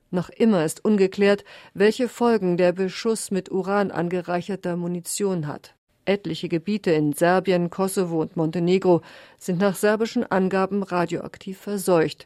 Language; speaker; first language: German; native; German